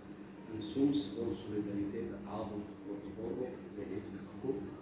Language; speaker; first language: Dutch; non-native, learner; Kurdish